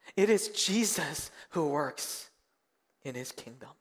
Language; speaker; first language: English; early bilingual, other home language; Korean